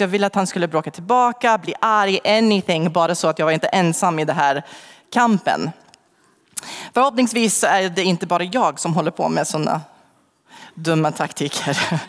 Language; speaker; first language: Swedish; non-native, fluent; English